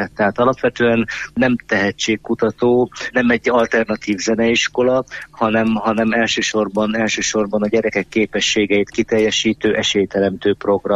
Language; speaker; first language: Hungarian; native; Hungarian